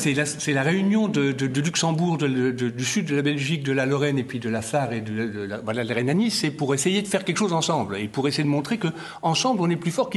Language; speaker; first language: French; native; French